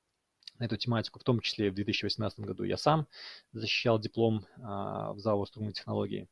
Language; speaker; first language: Russian; native; Russian